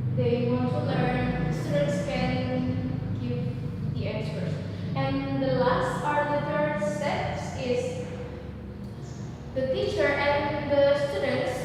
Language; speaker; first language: English; non-native, learner; Indonesian